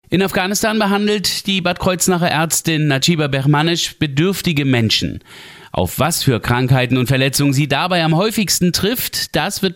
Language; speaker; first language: German; native; German